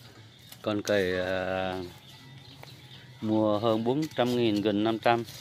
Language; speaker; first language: Vietnamese; non-native, local second language; Jarai